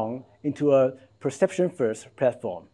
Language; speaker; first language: English; non-native, fluent; Chinese